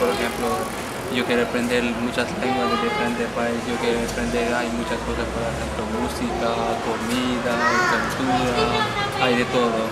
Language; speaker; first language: Spanish; non-native, learner; Punjabi